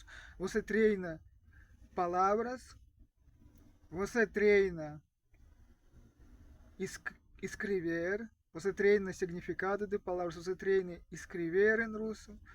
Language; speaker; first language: Portuguese; non-native, fluent; Russian